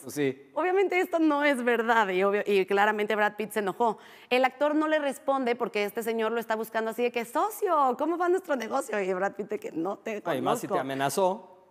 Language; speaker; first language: Spanish; native; Spanish